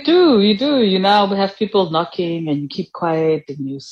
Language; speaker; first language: English; non-native, local second language; Tswana